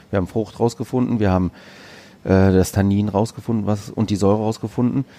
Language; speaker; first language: German; early bilingual, other home language; Greek